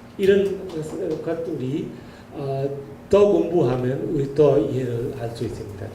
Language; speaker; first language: Korean; non-native, learner; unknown